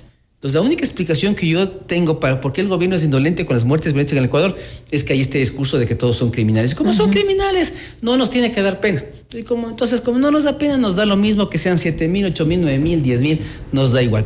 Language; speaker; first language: Spanish; native; Spanish